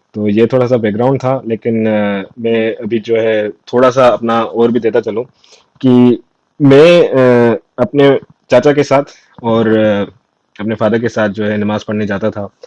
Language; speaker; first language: Urdu; non-native, local second language; Sindhi